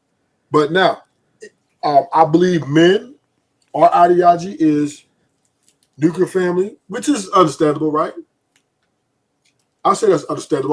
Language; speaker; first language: English; native; English